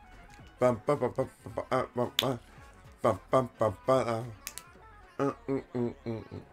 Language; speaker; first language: Japanese; non-native, learner; English